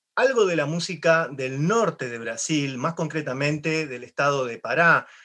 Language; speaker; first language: Spanish; native; Spanish